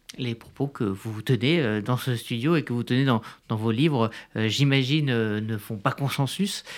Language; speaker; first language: French; native; French